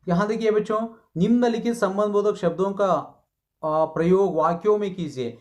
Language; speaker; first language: Hindi; non-native, local second language; Kannada